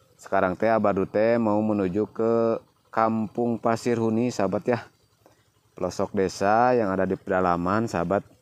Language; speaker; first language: Indonesian; non-native, local second language; Sundanese